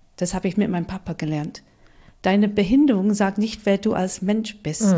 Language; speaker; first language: German; non-native, fluent; English